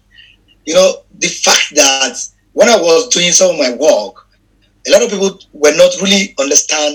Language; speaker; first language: English; non-native, local second language; Yoruba